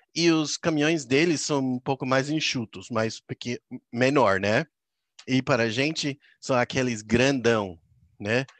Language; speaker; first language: Portuguese; non-native, fluent; English